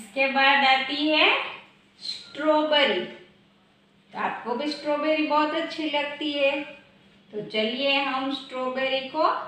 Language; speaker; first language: Hindi; non-native, local second language; Gujarati